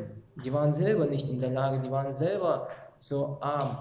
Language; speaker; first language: German; non-native, fluent; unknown